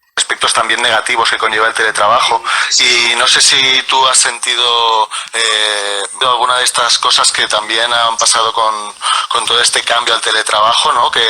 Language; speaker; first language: Spanish; non-native, local second language; Catalan